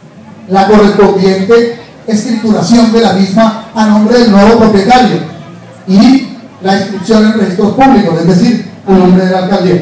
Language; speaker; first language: Spanish; native; Spanish